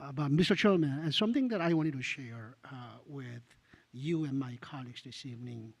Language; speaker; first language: English; non-native, fluent; Korean